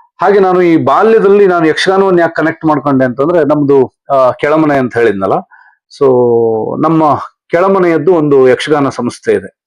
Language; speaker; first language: Kannada; native; Kannada